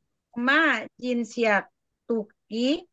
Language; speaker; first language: Arabic; non-native, learner; Indonesian